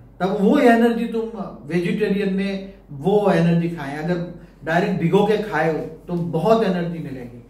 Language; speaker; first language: Hindi; non-native, local second language; Gujarati